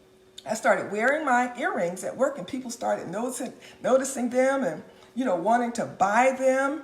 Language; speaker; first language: English; native; English